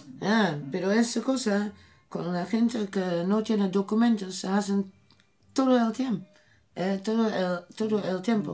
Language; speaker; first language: Spanish; non-native, learner; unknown